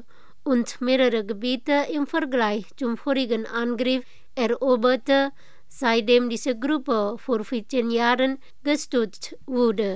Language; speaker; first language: German; non-native, fluent; Indonesian